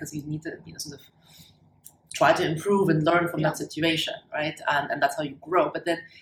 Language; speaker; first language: English; non-native, fluent; German